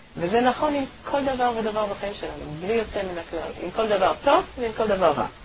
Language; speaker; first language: Hebrew; native; Hebrew